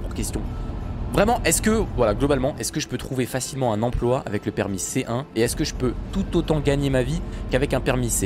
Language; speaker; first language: French; native; French